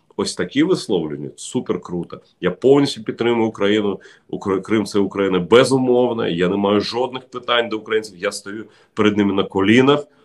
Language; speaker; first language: Ukrainian; non-native, local second language; Russian